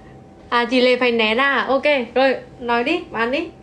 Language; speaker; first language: Vietnamese; native; Vietnamese